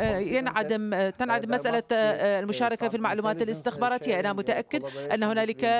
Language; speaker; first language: Arabic; non-native, fluent; Turkish